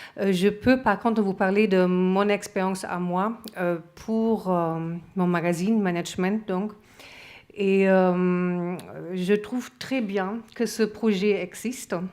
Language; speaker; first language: French; non-native, fluent; German